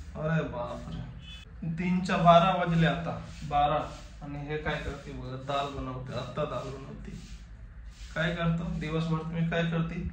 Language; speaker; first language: Marathi; non-native, local second language; Hindi